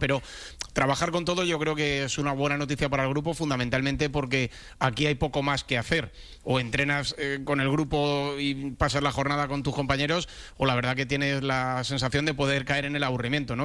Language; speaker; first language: Spanish; native; Spanish